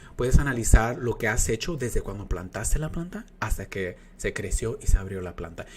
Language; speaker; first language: Spanish; early bilingual, other home language; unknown